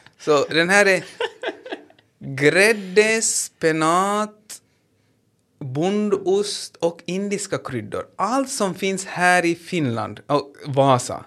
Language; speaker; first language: Swedish; non-native, fluent; Hindi